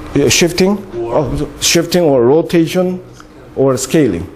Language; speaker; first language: English; non-native, fluent; Korean